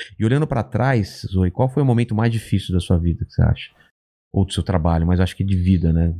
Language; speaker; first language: Portuguese; native; Portuguese